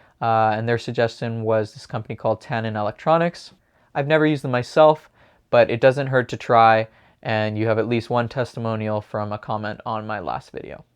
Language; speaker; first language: English; native; English